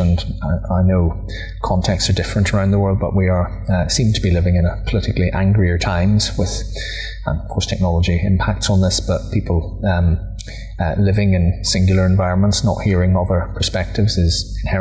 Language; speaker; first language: English; native; English